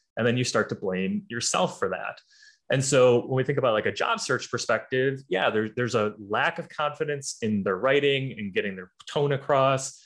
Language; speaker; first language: English; native; English